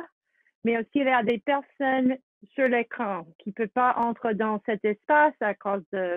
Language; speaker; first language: French; non-native, fluent; English